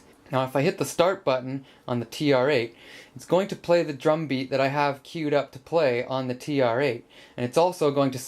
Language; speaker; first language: English; native; English